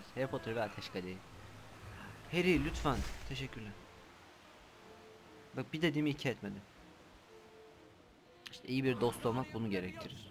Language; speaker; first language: Turkish; native; Turkish